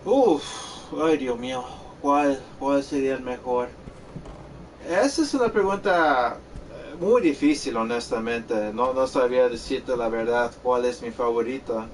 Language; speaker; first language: Spanish; early bilingual, heritage; Spanish